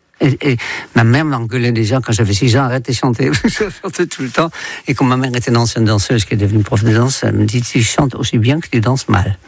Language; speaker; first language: French; non-native, fluent; Dutch